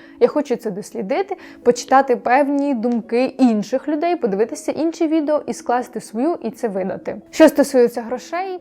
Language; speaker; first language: Ukrainian; non-native, local second language; Russian